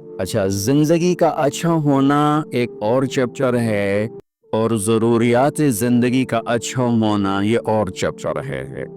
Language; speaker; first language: Urdu; non-native, local second language; Punjabi